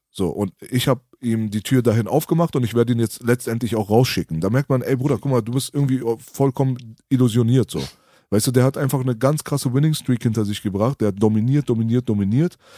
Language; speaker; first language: German; early bilingual, other home language; Persian